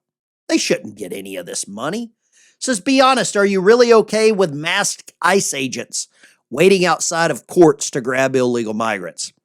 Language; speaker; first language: English; native; English